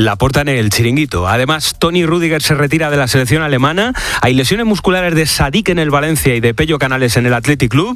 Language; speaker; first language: Spanish; native; Spanish